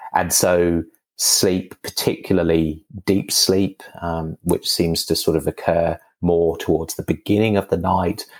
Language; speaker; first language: English; native; English